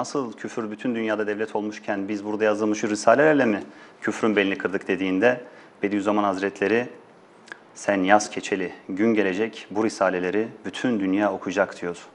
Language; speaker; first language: Turkish; native; Turkish